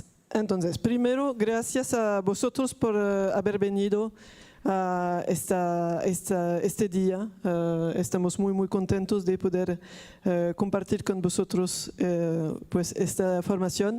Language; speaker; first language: Spanish; non-native, fluent; Italian